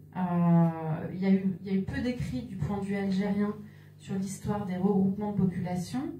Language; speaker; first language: French; native; French